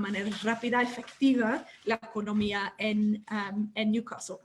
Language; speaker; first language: Spanish; non-native, fluent; English